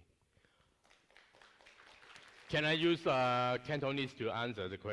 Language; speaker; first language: English; non-native, learner; Cantonese